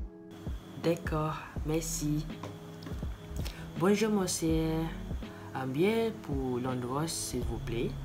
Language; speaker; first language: French; non-native, learner; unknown